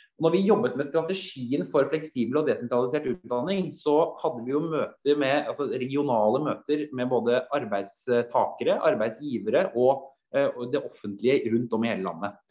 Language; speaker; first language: Norwegian; native; Norwegian